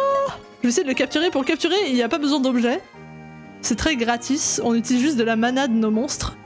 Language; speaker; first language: French; native; French